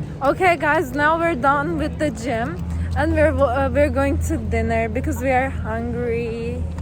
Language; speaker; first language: English; non-native, fluent; Turkish